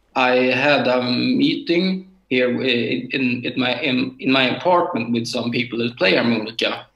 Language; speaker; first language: English; non-native, learner; Swedish